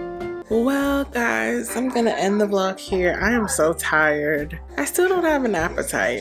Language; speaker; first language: English; native; English